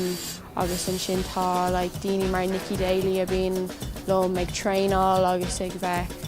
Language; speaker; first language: Irish; non-native, local second language; English